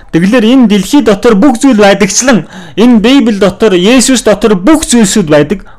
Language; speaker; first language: Mongolian; non-native, fluent; Korean